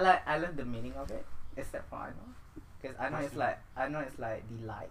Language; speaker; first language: English; non-native, local second language; Malay